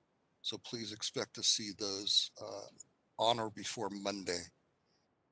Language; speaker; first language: English; native; English